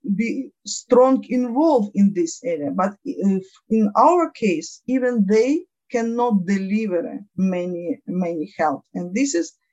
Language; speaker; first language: English; non-native, learner; Ukrainian